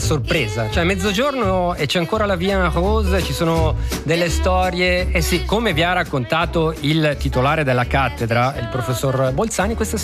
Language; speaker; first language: Italian; native; Italian